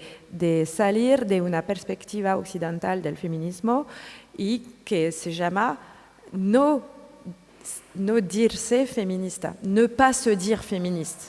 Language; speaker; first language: Spanish; non-native, learner; French